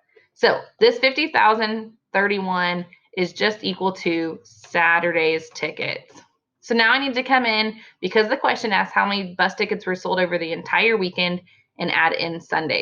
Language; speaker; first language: English; native; English